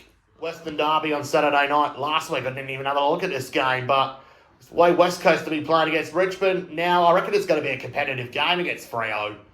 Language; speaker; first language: English; native; English